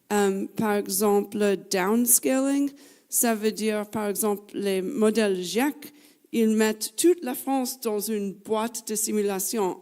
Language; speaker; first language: French; non-native, fluent; English